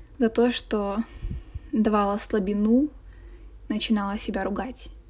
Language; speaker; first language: Russian; native; Russian